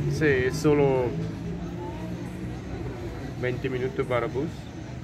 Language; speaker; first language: Spanish; non-native, learner; German